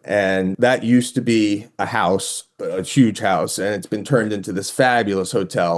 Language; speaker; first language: English; native; English